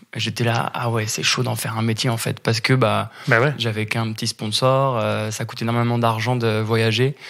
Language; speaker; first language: French; native; French